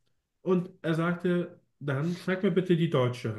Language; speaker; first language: German; native; German